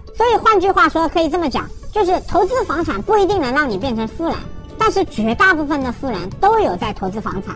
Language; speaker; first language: Chinese; native; Chinese